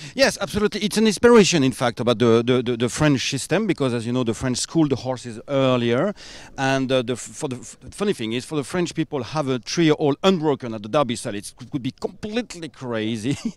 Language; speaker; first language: English; non-native, fluent; French